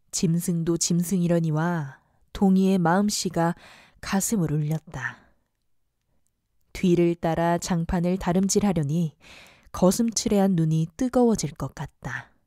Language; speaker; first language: Korean; native; Korean